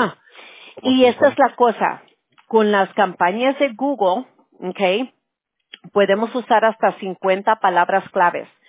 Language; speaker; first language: Spanish; early bilingual, heritage; Spanish